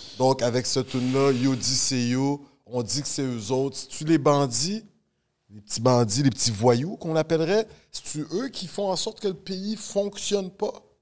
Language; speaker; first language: French; native; French